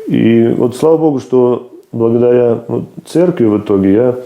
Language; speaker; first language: Russian; native; Russian